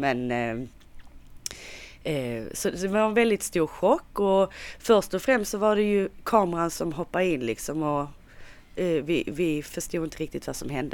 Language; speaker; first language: Swedish; native; Swedish